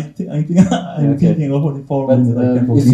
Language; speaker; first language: English; non-native, learner; Kurdish